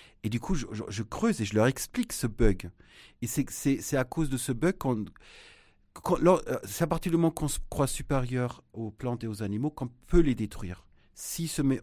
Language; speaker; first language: French; non-native, fluent; German